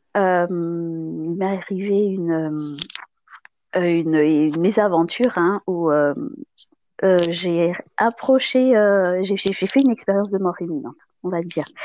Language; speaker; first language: French; non-native, local second language; Malagasy